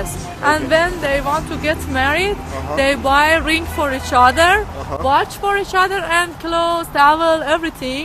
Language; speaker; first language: English; non-native, learner; Persian